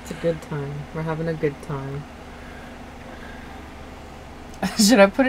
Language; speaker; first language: English; native; English